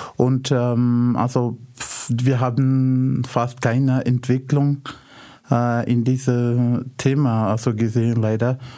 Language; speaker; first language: German; non-native, fluent; Arabic